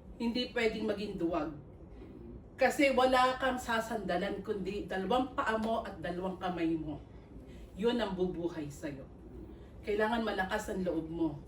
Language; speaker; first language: Filipino; native; Filipino